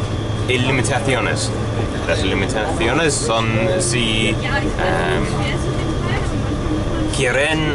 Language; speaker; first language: Spanish; non-native, learner; English